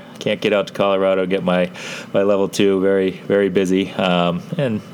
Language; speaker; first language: English; native; English